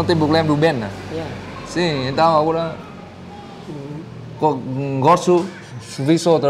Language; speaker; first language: Portuguese; non-native, learner; Vietnamese